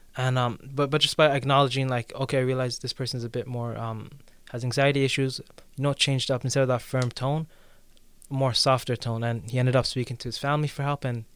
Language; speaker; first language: English; native; English